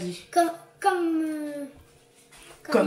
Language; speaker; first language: French; native; French